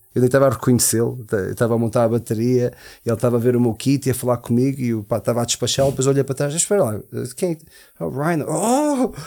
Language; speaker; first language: Portuguese; early bilingual, heritage; Portuguese